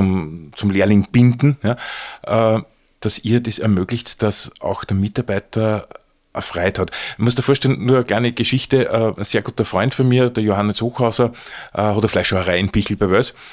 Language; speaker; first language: German; native; German